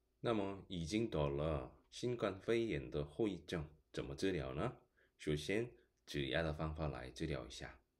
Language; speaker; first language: Chinese; non-native, fluent; Korean